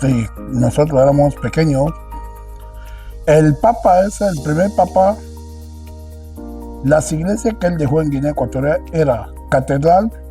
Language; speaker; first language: Spanish; non-native, local second language; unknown